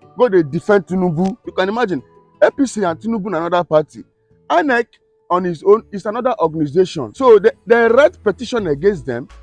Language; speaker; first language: Nigerian Pidgin; native; Nigerian Pidgin